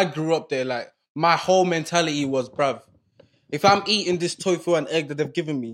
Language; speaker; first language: English; non-native, local second language; Yoruba